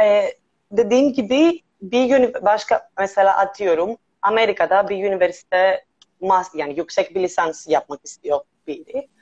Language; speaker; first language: Turkish; non-native, learner; Greek